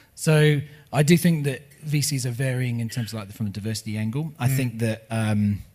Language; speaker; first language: English; native; English